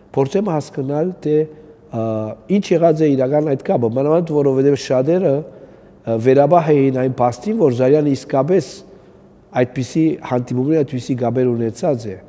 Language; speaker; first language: Armenian; early bilingual, heritage; Armenian